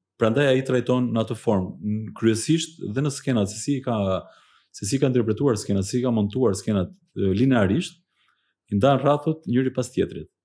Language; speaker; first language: Albanian; early bilingual, heritage; Albanian